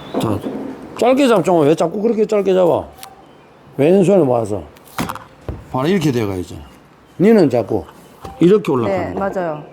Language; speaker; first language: Korean; native; Korean